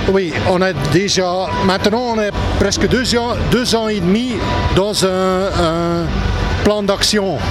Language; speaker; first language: French; non-native, local second language; Dutch